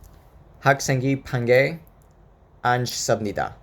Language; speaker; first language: Korean; non-native, learner; English